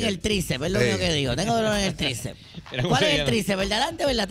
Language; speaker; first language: Spanish; native; Spanish